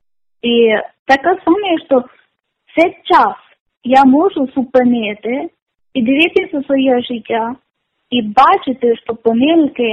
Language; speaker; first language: Ukrainian; non-native, learner; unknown